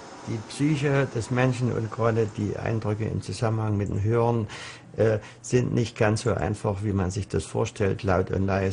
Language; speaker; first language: German; native; German